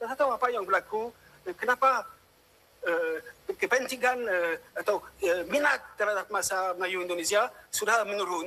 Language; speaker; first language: Indonesian; non-native, fluent; French